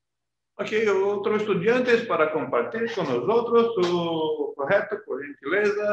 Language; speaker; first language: Portuguese; non-native, learner; Spanish